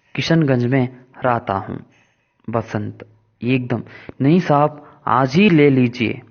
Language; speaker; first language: Hindi; non-native, local second language; Kannada